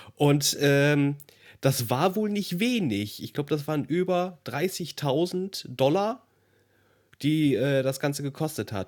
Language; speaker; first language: German; native; German